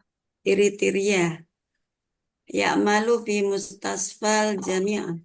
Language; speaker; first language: Arabic; non-native, learner; Indonesian